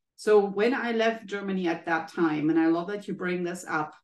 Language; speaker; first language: English; non-native, fluent; German